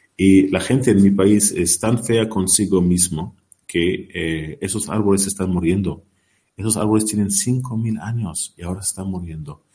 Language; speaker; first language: Spanish; non-native, learner; Arabic